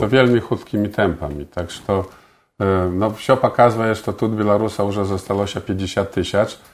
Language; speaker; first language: Polish; non-native, local second language; Belarusian